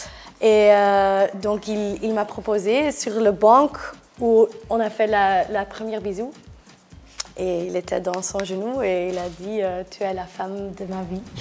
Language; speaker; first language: French; non-native, local second language; Dutch